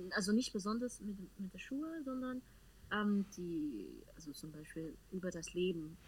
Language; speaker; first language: German; non-native, learner; Chinese